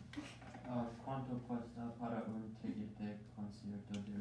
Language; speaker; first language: Spanish; non-native, learner; English